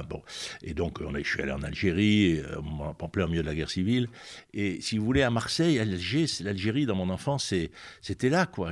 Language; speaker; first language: French; native; French